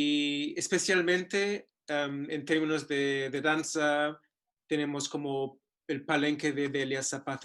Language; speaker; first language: Spanish; non-native, fluent; English